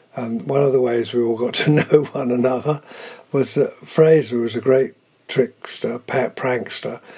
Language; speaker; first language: English; native; English